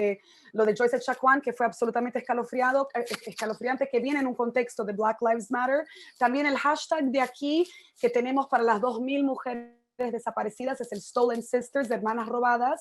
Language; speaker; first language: Spanish; native; Spanish